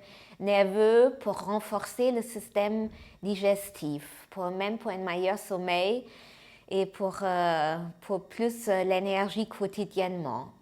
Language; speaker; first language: French; non-native, fluent; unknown